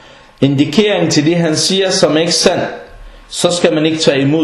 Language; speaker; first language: Danish; non-native, fluent; Arabic